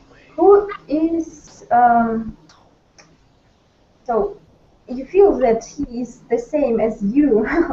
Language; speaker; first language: English; non-native, learner; Russian